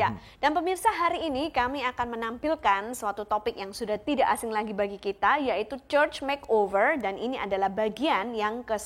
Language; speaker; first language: Indonesian; native; Indonesian